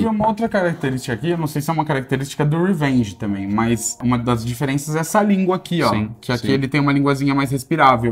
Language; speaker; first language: Portuguese; native; Portuguese